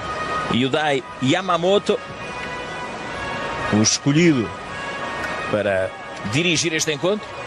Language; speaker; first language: Portuguese; native; Portuguese